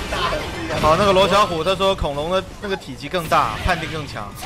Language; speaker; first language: Chinese; native; Chinese